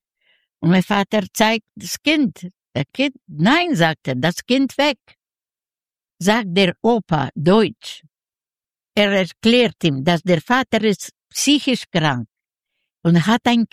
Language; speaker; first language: German; non-native, learner; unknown